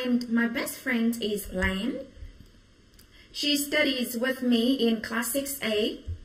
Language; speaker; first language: English; non-native, fluent; Vietnamese